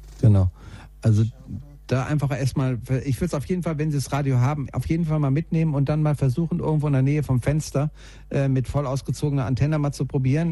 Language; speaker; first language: German; native; German